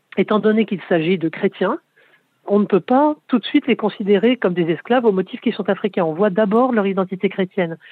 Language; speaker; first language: French; native; French